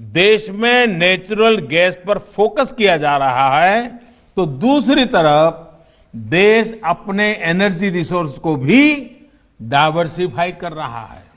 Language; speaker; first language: Hindi; non-native, local second language; Gujarati